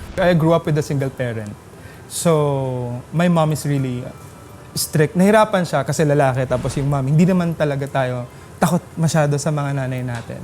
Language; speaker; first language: Filipino; native; Filipino